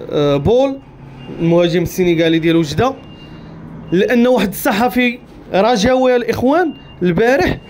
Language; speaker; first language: Arabic; native; Arabic